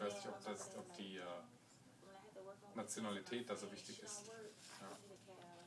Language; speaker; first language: German; native; German